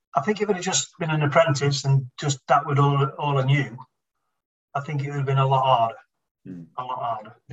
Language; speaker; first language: English; native; English